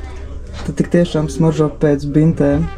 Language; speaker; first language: Latvian; native; Latvian